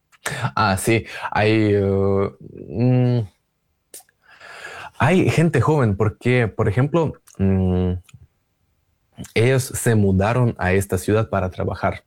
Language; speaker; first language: Spanish; non-native, fluent; Russian